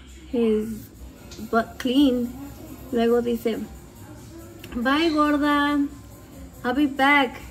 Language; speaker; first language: English; early bilingual, other home language; Spanish